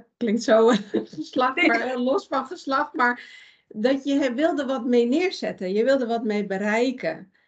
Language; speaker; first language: Dutch; early bilingual, other home language; Persian